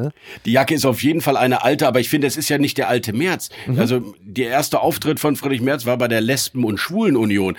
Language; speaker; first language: German; native; German